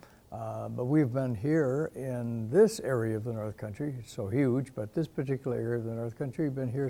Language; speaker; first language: English; native; English